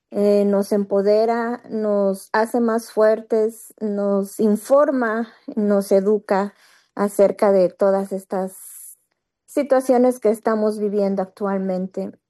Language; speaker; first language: Spanish; native; Spanish